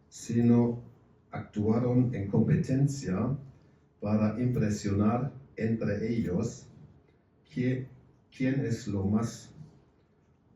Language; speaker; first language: Spanish; non-native, fluent; German